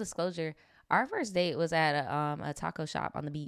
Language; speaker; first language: English; native; English